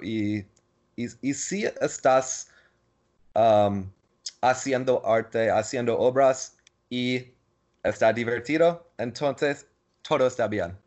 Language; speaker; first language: Spanish; non-native, learner; English